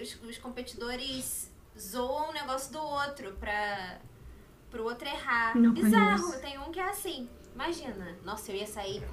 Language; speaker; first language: Portuguese; native; Portuguese